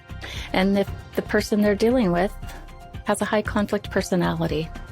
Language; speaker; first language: English; native; English